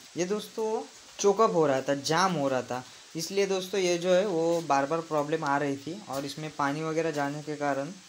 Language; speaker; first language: Hindi; non-native, local second language; Marathi